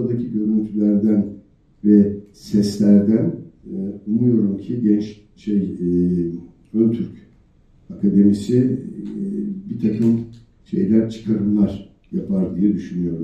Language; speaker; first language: Turkish; native; Turkish